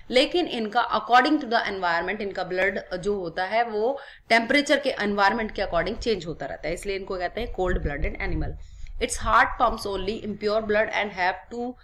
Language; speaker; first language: Hindi; native; Hindi